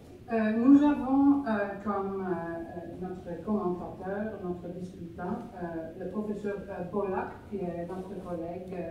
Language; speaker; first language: French; non-native, fluent; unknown